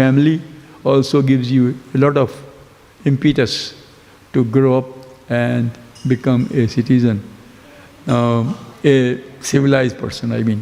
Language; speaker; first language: English; non-native, local second language; Hindi